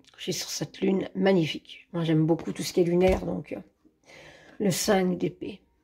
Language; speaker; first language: French; native; French